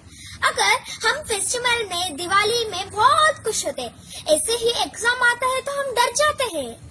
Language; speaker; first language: Hindi; non-native, local second language; Kannada